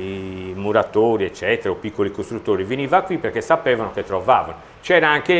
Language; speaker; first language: Italian; native; Italian